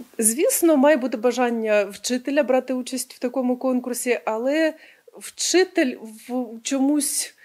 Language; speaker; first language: Ukrainian; non-native, local second language; Russian